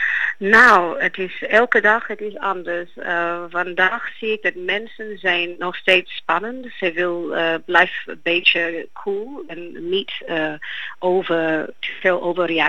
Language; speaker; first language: Dutch; non-native, fluent; Greek